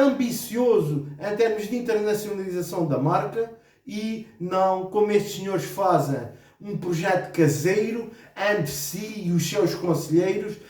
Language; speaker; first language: Portuguese; native; Portuguese